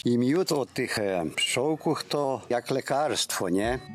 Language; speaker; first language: Polish; early bilingual, heritage; Polish